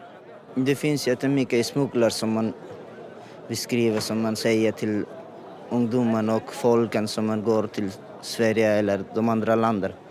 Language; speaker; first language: Swedish; non-native, learner; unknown